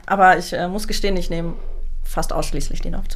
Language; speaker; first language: German; native; German